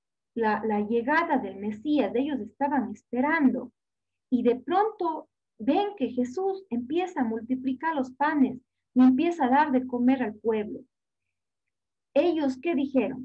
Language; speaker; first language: Spanish; native; Spanish